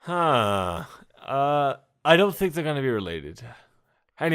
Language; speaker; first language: English; native; English